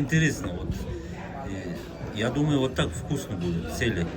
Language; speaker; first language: Russian; non-native, local second language; Uzbek